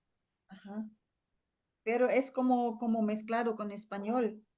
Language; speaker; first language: Spanish; non-native, fluent; German